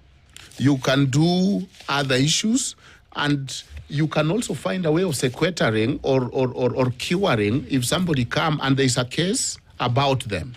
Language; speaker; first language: English; non-native, local second language; Luo (Kenya and Tanzania)